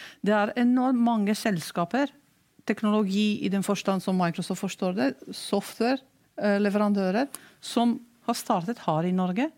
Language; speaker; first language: Norwegian; non-native, fluent; Romanian